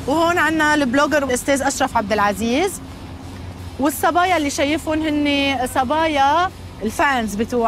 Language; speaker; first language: Arabic; native; Arabic